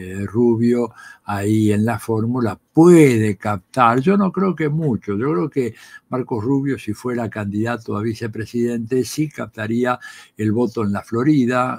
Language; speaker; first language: Spanish; native; Spanish